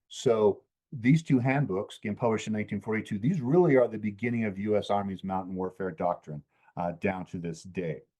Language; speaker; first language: English; native; English